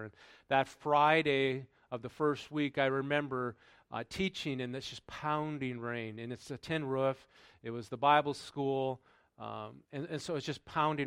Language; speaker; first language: English; native; English